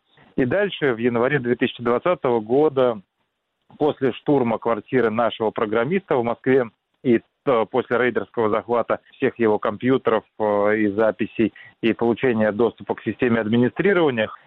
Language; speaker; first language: Russian; native; Russian